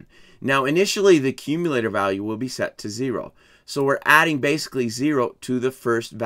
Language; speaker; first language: English; native; English